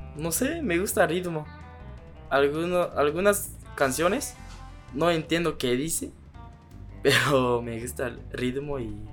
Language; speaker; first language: Spanish; non-native, learner; Japanese